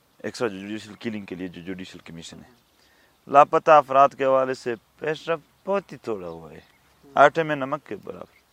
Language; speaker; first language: Urdu; non-native, local second language; Pashto